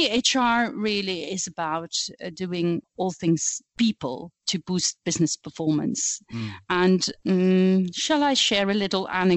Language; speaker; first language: English; non-native, fluent; Dutch